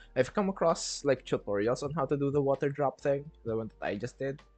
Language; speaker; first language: English; non-native, local second language; Filipino